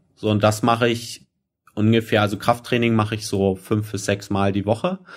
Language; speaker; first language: German; native; German